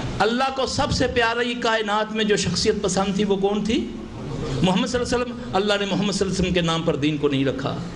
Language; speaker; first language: Urdu; non-native, local second language; Punjabi